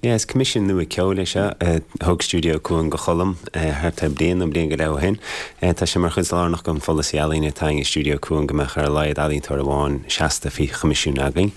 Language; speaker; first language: Irish; native; Irish